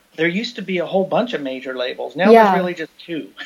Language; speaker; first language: English; native; English